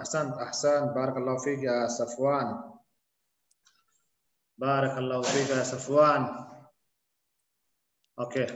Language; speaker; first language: Arabic; non-native, fluent; Urdu